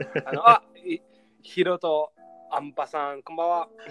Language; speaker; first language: Japanese; non-native, learner; English